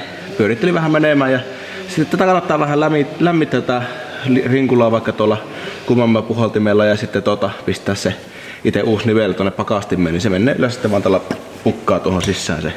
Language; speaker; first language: Finnish; native; Finnish